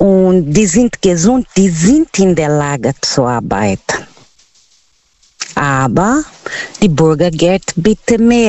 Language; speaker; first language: German; non-native, learner; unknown